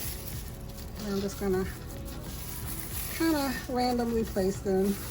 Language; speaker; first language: English; native; English